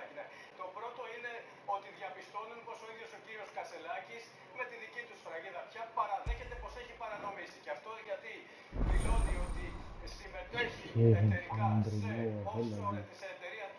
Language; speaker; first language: Greek; native; Greek